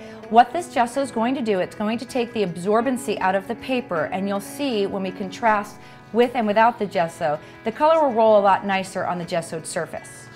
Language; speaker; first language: English; native; English